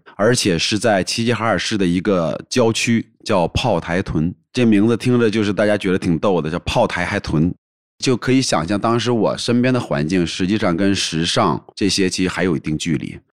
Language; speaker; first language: Chinese; native; Chinese